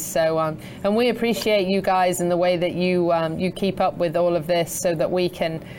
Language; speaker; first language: English; native; English